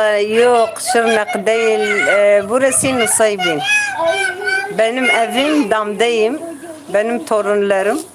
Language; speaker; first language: Turkish; non-native, local second language; Kurdish